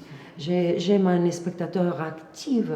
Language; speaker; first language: French; non-native, fluent; Spanish